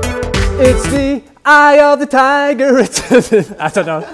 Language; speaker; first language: English; native; English